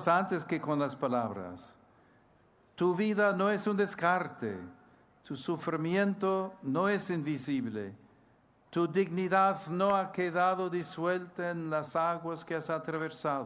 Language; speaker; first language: Spanish; non-native, fluent; English